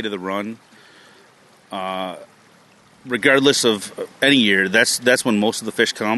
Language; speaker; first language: English; native; English